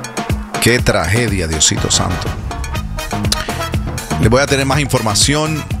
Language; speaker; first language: Spanish; native; Spanish